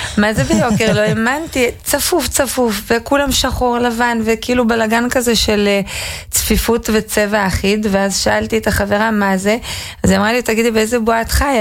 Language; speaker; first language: Hebrew; early bilingual, other home language; Russian